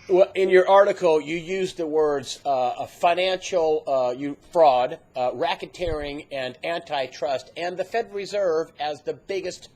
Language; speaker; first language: English; native; English